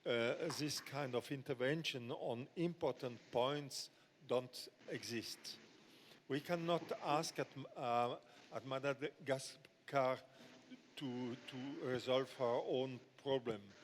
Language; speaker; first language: English; non-native, fluent; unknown